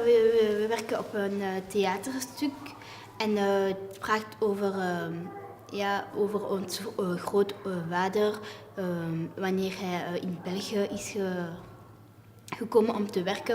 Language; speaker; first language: Dutch; non-native, local second language; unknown